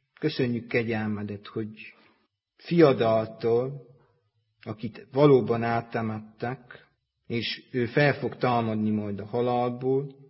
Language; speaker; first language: Hungarian; native; Hungarian